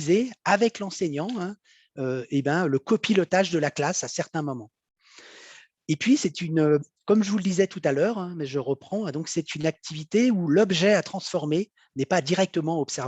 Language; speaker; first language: French; native; French